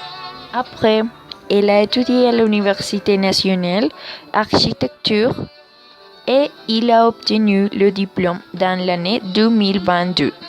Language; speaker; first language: French; non-native, learner; Spanish